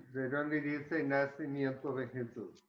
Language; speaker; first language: Spanish; early bilingual, heritage; Spanish